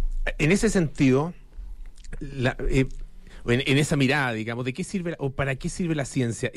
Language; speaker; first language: Spanish; native; Spanish